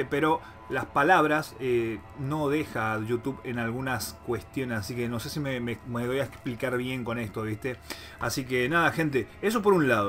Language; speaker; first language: Spanish; native; Spanish